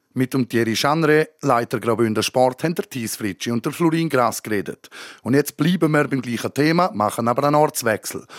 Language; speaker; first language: German; native; German